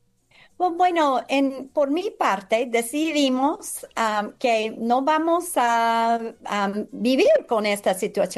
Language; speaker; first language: Spanish; non-native, fluent; English